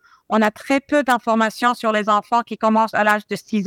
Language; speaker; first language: French; non-native, fluent; Arabic